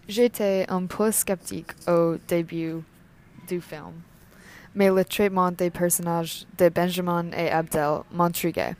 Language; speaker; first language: French; non-native, learner; English